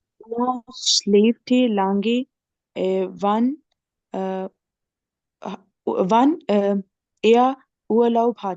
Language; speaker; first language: German; non-native, learner; Urdu